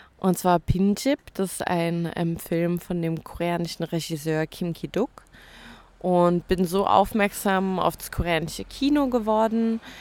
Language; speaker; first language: German; native; German